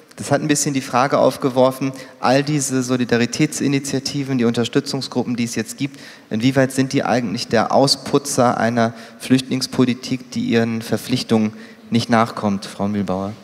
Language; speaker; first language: German; native; German